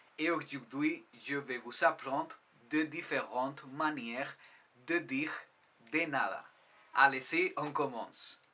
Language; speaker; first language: French; non-native, fluent; Spanish